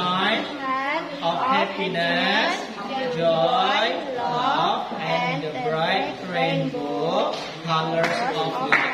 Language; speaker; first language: English; non-native, fluent; Indonesian